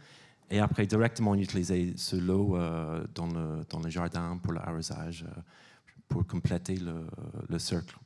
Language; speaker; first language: French; non-native, fluent; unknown